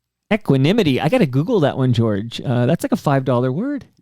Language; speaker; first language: English; native; English